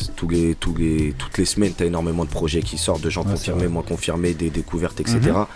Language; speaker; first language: French; native; French